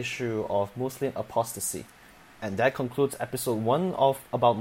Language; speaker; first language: English; non-native, local second language; Chinese